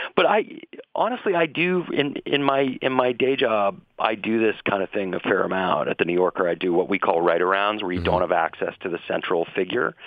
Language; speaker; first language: English; native; English